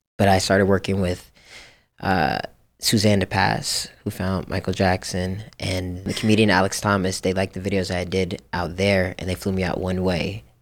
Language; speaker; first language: English; early bilingual, other home language; Japanese